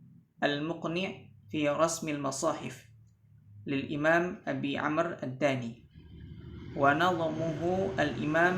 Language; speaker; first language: Arabic; non-native, fluent; Indonesian